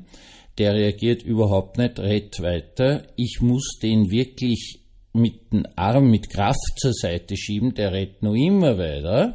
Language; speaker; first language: German; native; German